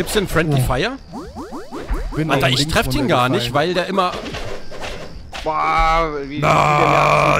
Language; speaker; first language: German; native; German